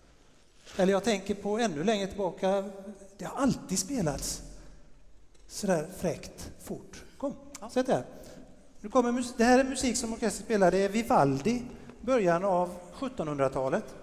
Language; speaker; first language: Swedish; native; Swedish